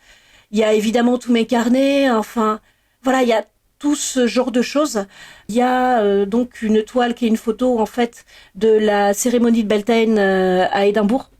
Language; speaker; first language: French; native; French